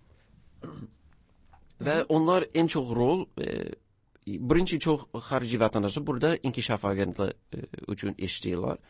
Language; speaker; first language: Azerbaijani; non-native, learner; English